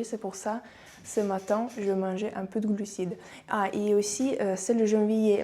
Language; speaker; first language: French; non-native, fluent; Russian